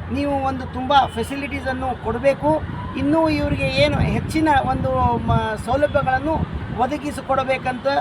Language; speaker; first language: Kannada; native; Kannada